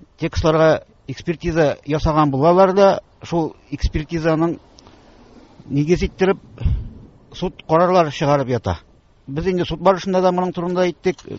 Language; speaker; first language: Tatar; native; Tatar